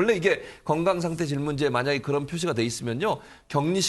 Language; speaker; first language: Korean; native; Korean